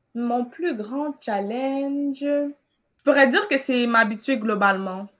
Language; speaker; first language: French; early bilingual, other home language; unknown